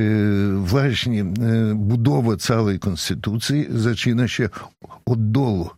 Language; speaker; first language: Polish; non-native, fluent; Russian